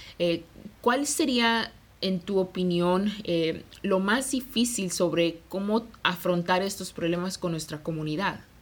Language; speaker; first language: Spanish; early bilingual, heritage; Spanish